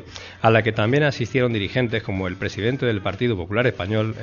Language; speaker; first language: Spanish; native; Spanish